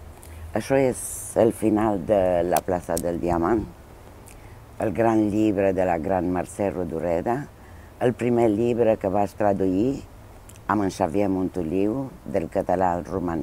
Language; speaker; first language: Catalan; non-native, fluent; Romanian